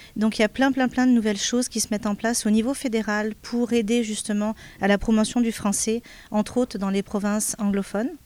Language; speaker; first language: French; native; French